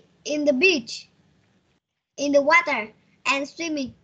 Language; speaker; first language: English; non-native, learner; Vietnamese